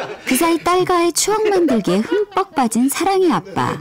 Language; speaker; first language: Korean; native; Korean